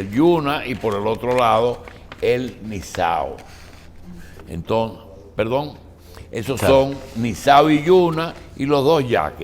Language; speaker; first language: Spanish; native; Spanish